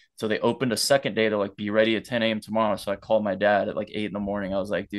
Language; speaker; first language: English; native; English